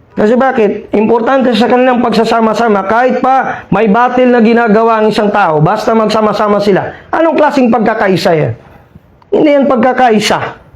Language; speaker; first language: Filipino; non-native, local second language; Maranao